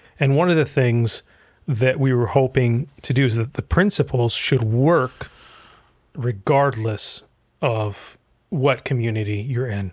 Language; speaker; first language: English; early bilingual, other home language; Arabic